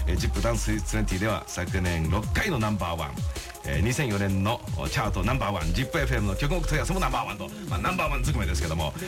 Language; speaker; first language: Japanese; native; Japanese